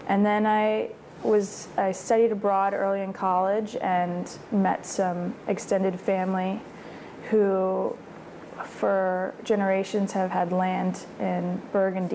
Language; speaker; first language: English; native; English